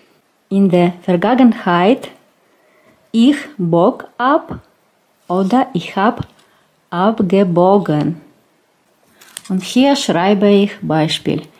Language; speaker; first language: German; non-native, learner; Russian